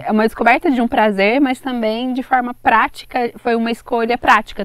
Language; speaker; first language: Portuguese; native; Portuguese